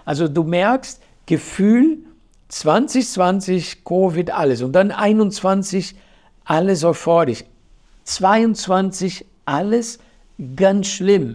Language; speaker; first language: German; non-native, fluent; Portuguese